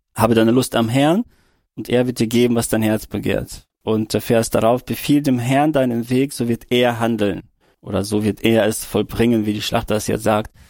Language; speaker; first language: German; early bilingual, other home language; Russian